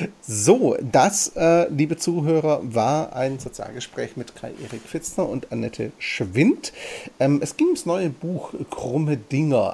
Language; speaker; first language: German; native; German